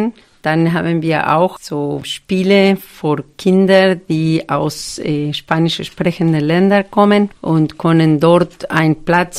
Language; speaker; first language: German; non-native, fluent; Spanish